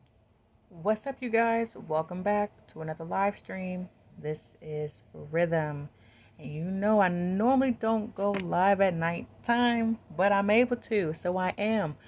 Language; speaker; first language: English; native; English